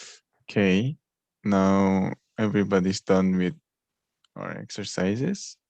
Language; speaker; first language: English; non-native, learner; Korean